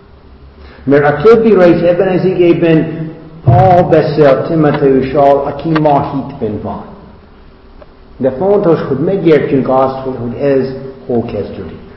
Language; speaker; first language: Hungarian; non-native, fluent; English